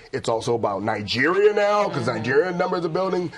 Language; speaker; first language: English; native; English